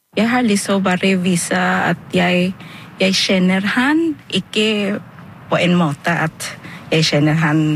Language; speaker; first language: Norwegian; non-native, learner; Filipino